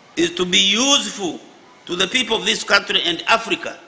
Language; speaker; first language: English; non-native, local second language; Swahili